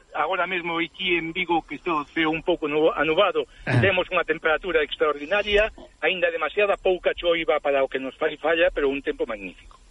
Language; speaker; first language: Galician; native; Galician